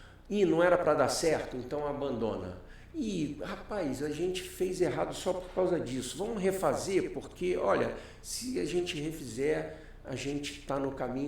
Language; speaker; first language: Portuguese; native; Portuguese